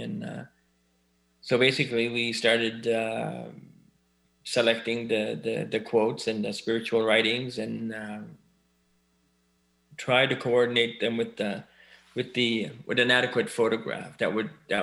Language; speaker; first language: English; native; English